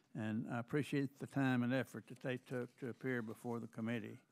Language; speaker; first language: English; native; English